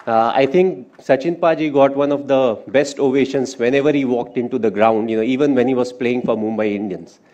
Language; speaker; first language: English; non-native, local second language; Hindi